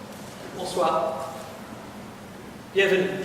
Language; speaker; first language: French; non-native, fluent; English